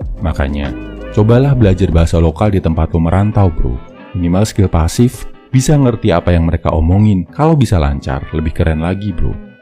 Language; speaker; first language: Indonesian; native; Indonesian